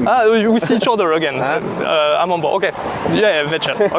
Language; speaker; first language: English; non-native, learner; French